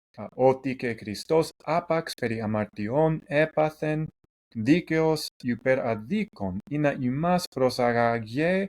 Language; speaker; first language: Greek; non-native, learner; English